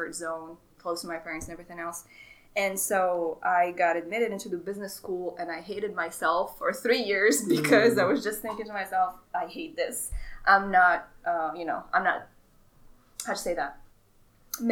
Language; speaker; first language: English; non-native, fluent; Arabic